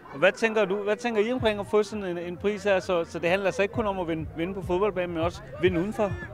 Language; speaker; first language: Danish; native; Danish